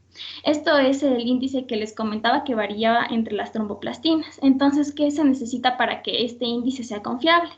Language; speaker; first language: Spanish; native; Spanish